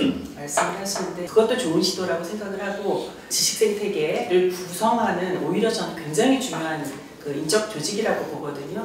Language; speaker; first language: Korean; native; Korean